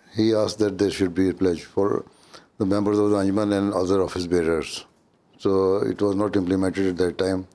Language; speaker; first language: English; non-native, local second language; Urdu